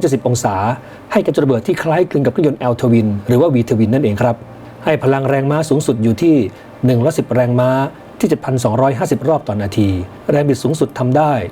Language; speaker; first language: Thai; native; Thai